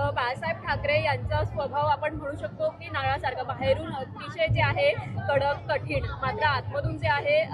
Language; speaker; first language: Marathi; native; Marathi